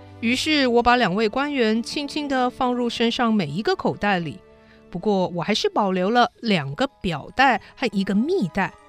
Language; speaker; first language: Chinese; native; Chinese